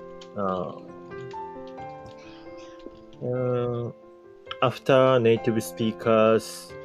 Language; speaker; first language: English; non-native, learner; Japanese